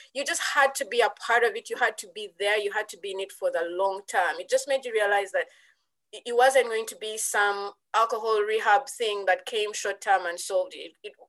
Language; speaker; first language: English; non-native, local second language; Ganda